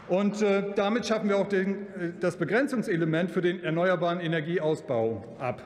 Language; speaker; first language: German; non-native, local second language; Low German